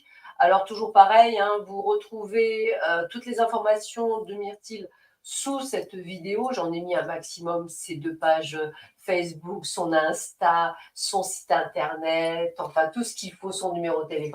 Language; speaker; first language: French; native; French